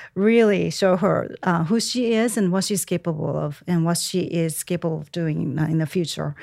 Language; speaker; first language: English; non-native, fluent; Japanese